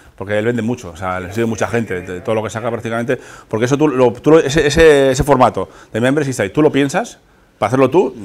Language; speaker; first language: Spanish; native; Spanish